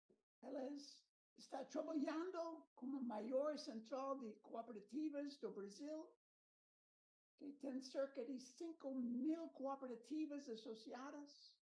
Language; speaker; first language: Portuguese; non-native, learner; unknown